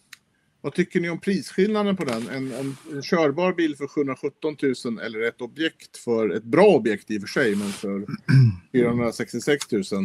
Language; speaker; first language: Swedish; native; Swedish